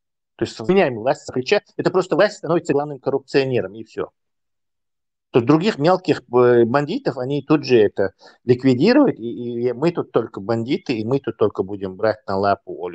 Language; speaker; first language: Russian; non-native, local second language; Chechen